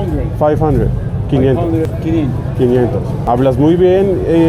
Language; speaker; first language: Spanish; non-native, learner; German